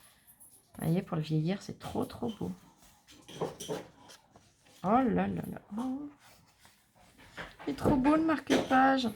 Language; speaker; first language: French; native; French